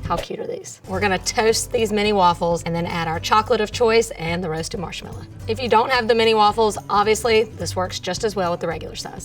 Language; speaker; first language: English; native; English